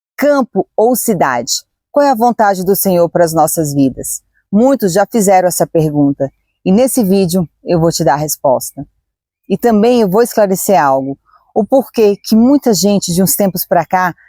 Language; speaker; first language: Portuguese; native; Portuguese